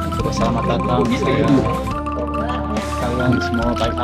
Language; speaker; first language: Indonesian; non-native, learner; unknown